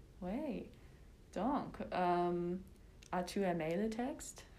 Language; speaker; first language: French; non-native, learner; English